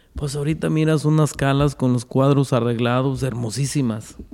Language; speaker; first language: Spanish; native; Spanish